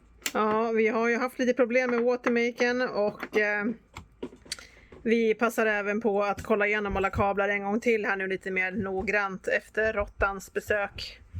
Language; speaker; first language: Swedish; native; Swedish